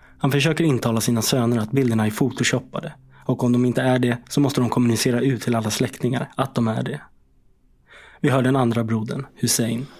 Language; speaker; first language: Swedish; native; Swedish